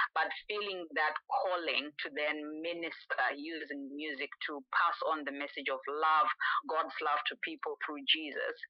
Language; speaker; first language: English; non-native, local second language; Shona